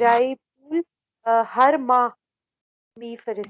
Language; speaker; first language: Persian; non-native, learner; Urdu